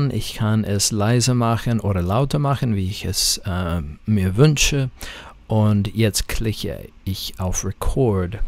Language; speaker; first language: German; non-native, fluent; English